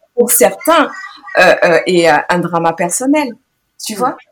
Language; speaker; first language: French; native; French